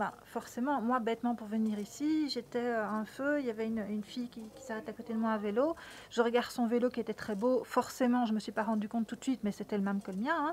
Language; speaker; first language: French; native; French